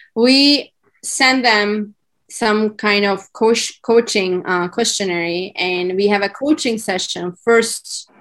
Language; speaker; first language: English; non-native, fluent; Turkish